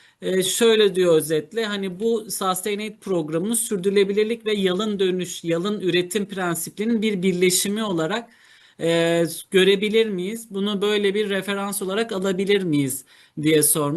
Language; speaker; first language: Turkish; native; Turkish